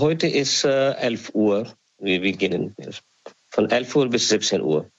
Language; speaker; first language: German; non-native, learner; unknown